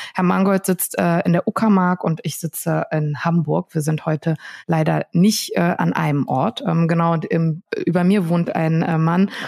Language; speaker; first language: German; native; German